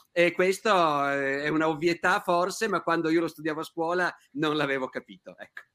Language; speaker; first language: Italian; native; Italian